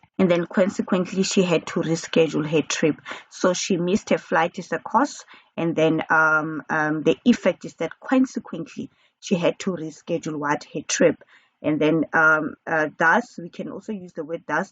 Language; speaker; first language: English; non-native, local second language; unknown